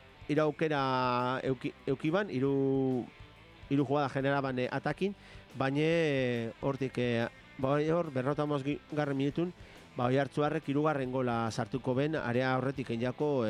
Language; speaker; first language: Basque; native; Basque